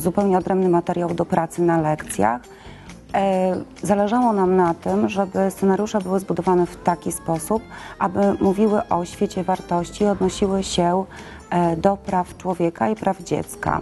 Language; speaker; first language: Polish; native; Polish